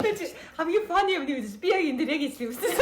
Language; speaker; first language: Mongolian; native; Mongolian